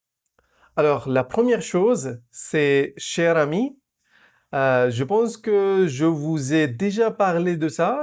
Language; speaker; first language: French; non-native, fluent; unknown